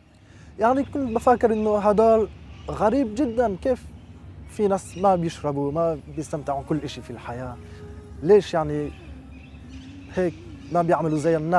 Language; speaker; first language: Arabic; non-native, learner; French